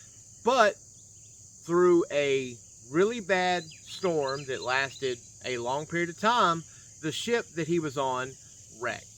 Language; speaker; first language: English; native; English